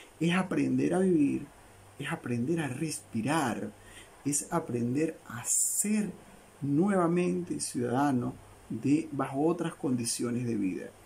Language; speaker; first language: Spanish; native; Spanish